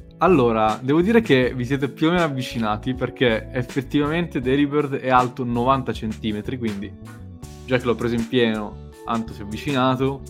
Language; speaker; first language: Italian; native; Italian